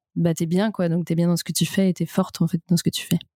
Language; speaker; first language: French; native; French